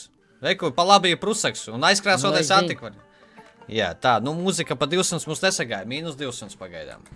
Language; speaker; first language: Latvian; native; Latvian